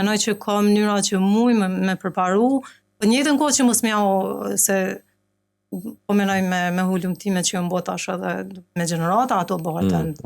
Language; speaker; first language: Albanian; native; Albanian